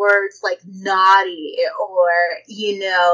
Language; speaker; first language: English; native; English